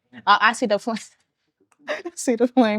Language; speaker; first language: English; native; English